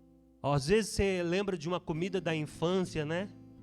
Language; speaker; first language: Portuguese; native; Portuguese